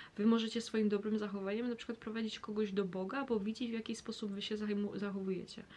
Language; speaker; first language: Polish; early bilingual, heritage; Polish